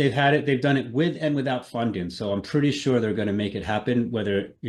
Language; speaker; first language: English; native; English